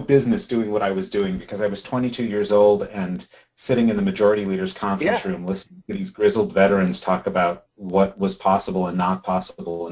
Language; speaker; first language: English; native; English